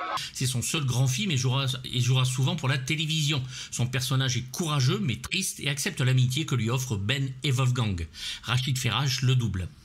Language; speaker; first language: French; native; French